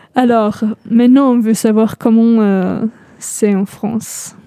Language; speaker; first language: French; non-native, fluent; German